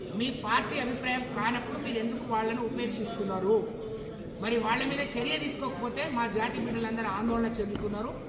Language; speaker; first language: Telugu; non-native, local second language; Lambadi